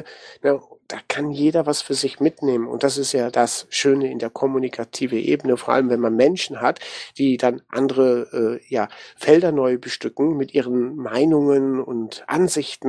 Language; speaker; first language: German; native; German